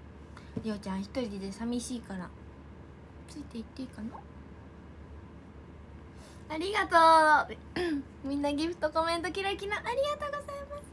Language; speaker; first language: Japanese; native; Japanese